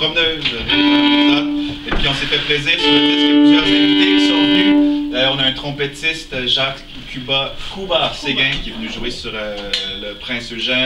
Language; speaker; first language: French; native; French